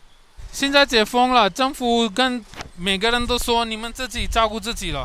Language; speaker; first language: Chinese; non-native, learner; Hindi